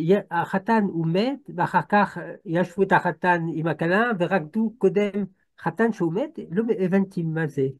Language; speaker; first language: Hebrew; non-native, fluent; French